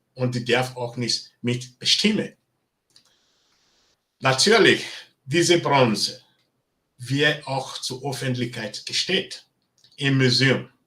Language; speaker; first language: German; non-native, learner; Bini